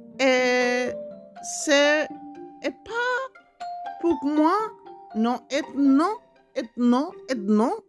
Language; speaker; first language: French; non-native, learner; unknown